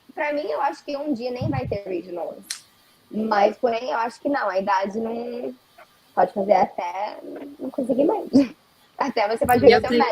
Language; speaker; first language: Portuguese; early bilingual, heritage; Portuguese